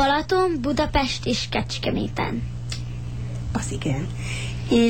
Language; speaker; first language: Hungarian; early bilingual, heritage; Hungarian